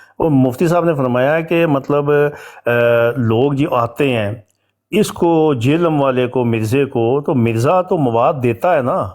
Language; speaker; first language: Urdu; non-native, local second language; Punjabi